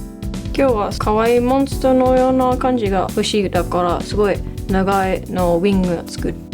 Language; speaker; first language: Japanese; non-native, learner; English